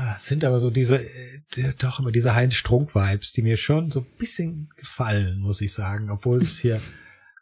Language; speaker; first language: German; native; German